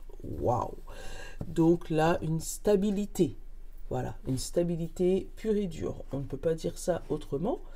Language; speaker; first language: French; native; French